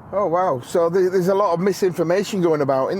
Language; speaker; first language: English; native; English